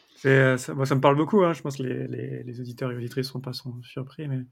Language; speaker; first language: French; native; French